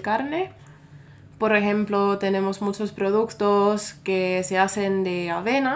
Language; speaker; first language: Spanish; non-native, fluent; Finnish